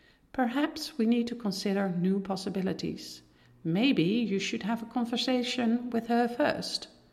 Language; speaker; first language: English; non-native, fluent; Dutch